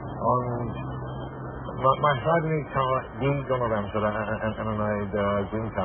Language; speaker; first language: Welsh; non-native, learner; English